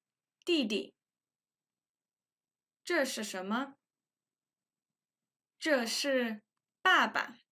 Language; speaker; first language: Chinese; non-native, fluent; English